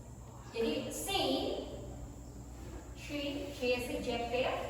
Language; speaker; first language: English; non-native, local second language; Indonesian